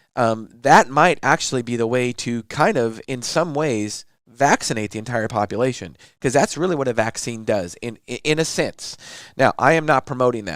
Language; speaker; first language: English; native; English